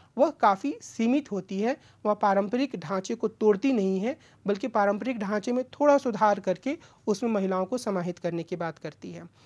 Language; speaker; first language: Hindi; native; Hindi